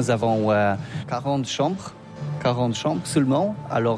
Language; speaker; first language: French; non-native, learner; Polish